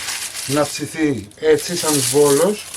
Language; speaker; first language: Greek; native; Greek